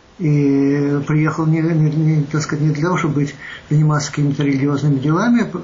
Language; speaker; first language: Russian; native; Russian